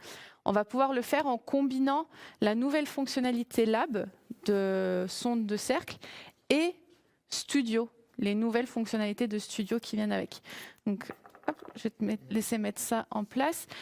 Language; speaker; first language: French; native; French